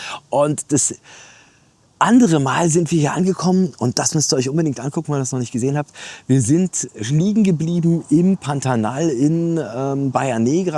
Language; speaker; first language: German; native; German